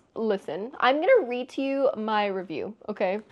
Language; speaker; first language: English; native; English